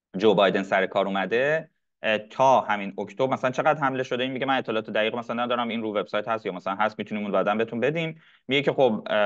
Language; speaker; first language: Persian; non-native, local second language; Arabic